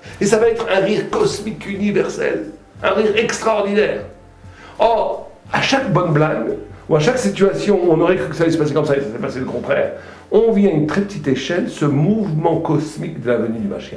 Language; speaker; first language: French; native; French